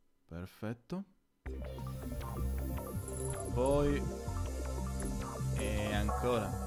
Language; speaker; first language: Italian; native; Italian